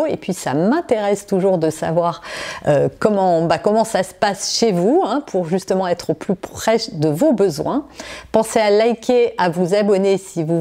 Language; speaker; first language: French; native; French